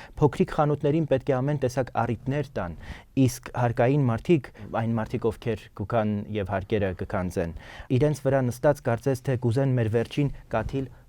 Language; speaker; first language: Armenian; native; Armenian